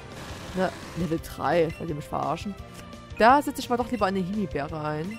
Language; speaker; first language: German; native; German